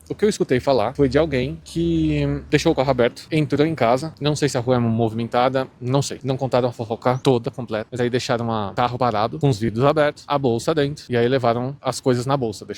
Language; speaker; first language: Portuguese; native; Portuguese